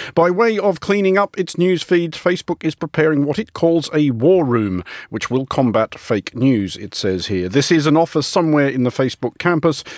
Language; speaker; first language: English; native; English